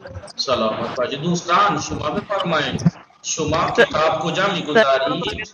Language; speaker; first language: Persian; non-native, fluent; Urdu